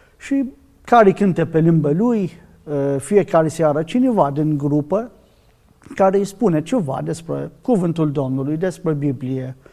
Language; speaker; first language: Romanian; non-native, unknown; Arabic